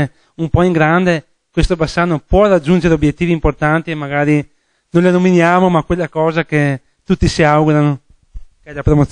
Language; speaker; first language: Italian; native; Italian